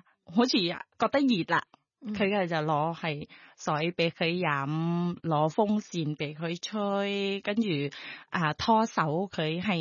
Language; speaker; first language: Cantonese; non-native, learner; Thai